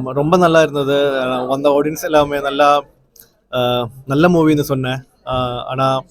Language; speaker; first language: Tamil; non-native, learner; Malayalam